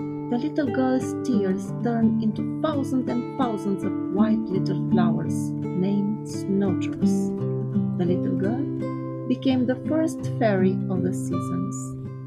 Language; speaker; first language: English; non-native, learner; Romanian